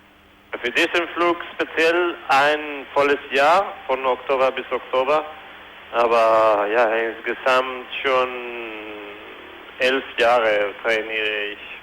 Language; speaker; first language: German; non-native, fluent; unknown